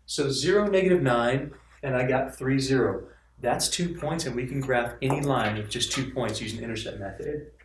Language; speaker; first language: English; native; English